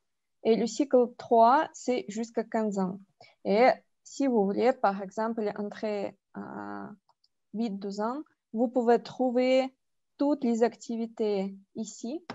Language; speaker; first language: French; non-native, fluent; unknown